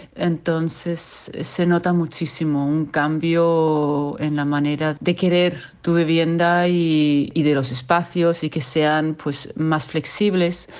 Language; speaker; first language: Spanish; non-native, fluent; Danish